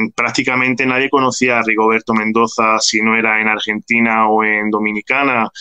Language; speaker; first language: Spanish; native; Spanish